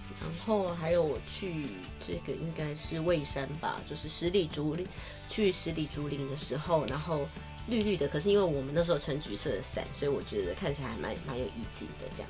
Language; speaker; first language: Chinese; native; Chinese